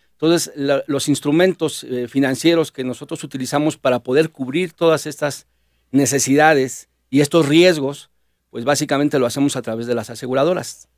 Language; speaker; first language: Spanish; native; Spanish